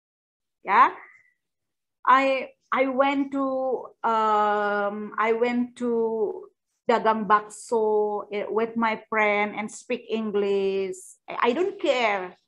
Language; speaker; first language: English; non-native, fluent; Indonesian